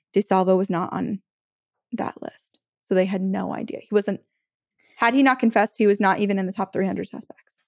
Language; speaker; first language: English; native; English